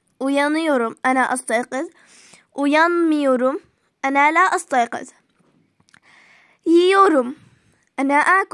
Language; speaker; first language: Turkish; non-native, fluent; Arabic